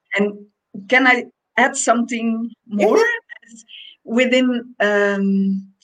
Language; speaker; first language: English; non-native, fluent; Dutch